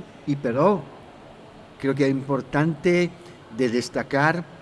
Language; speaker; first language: Spanish; non-native, fluent; Italian